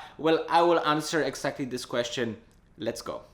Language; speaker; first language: English; non-native, fluent; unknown